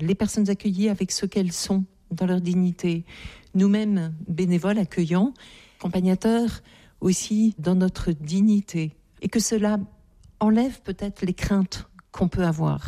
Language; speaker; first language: French; native; French